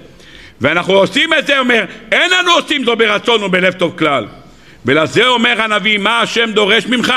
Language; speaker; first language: Hebrew; native; Hebrew